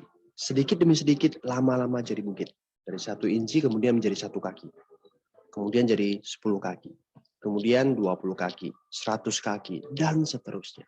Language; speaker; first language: Indonesian; native; Indonesian